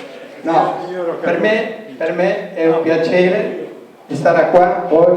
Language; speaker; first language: Italian; non-native, learner; Spanish